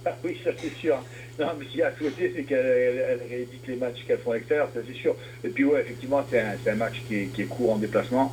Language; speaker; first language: French; native; French